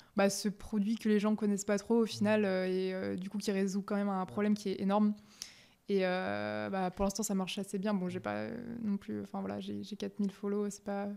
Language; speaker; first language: French; native; French